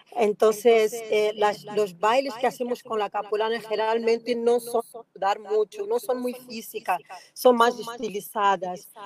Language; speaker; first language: Spanish; non-native, fluent; Portuguese